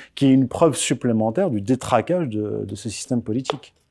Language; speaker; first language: French; early bilingual, other home language; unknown